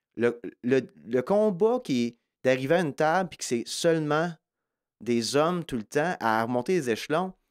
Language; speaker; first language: French; native; French